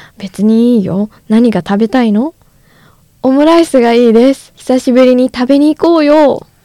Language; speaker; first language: Japanese; non-native, fluent; Chinese